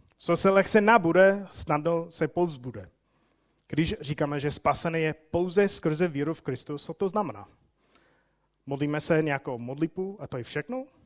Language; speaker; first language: Czech; non-native, fluent; English